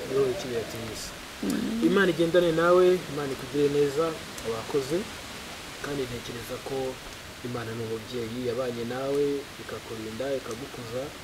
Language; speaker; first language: Kinyarwanda; native; Kinyarwanda